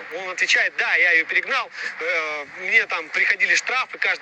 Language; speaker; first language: Russian; native; Russian